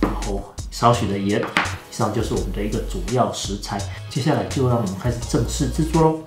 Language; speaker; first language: Chinese; native; Chinese